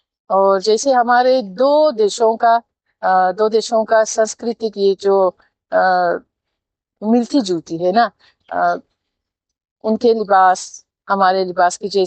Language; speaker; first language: Hindi; non-native, fluent; Tajik